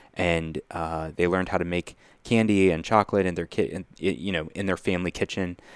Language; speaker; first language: English; native; English